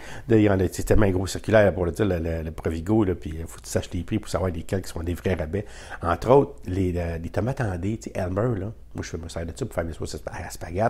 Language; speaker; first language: French; native; French